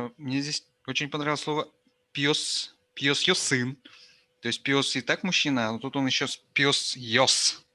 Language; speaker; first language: Russian; native; Russian